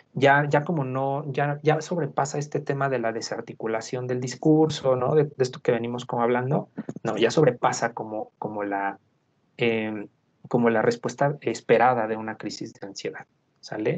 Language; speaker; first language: Spanish; native; Spanish